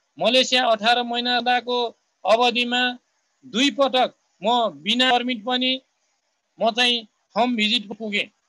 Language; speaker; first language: Nepali; native; Nepali